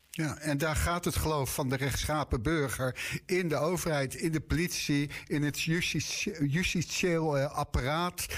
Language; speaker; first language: Dutch; native; Dutch